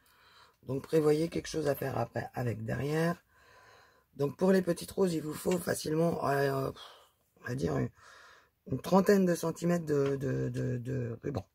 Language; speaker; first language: French; native; French